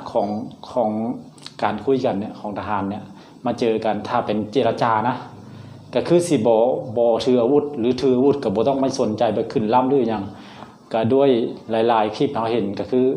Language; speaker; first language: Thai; non-native, local second language; Lao